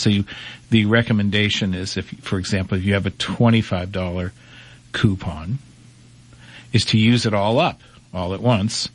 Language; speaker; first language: English; native; English